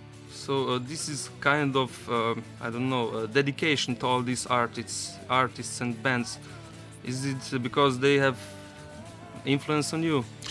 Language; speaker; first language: English; non-native, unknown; Slovenian